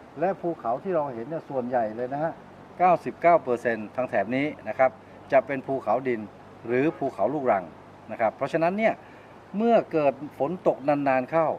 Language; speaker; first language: Thai; native; Thai